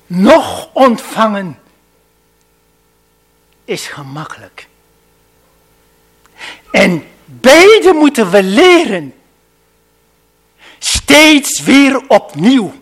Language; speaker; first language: Dutch; non-native, fluent; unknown